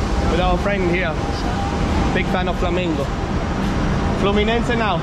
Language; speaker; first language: English; non-native, fluent; Danish